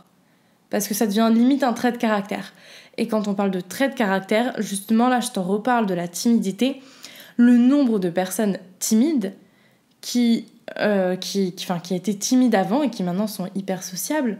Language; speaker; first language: French; native; French